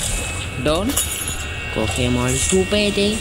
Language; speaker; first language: Spanish; native; Spanish